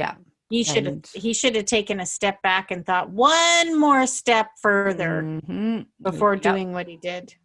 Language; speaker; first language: English; native; English